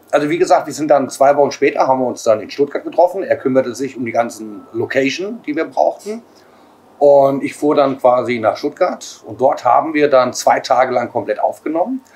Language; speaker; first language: German; native; German